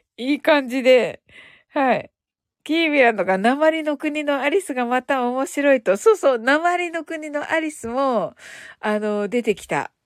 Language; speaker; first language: Japanese; native; Japanese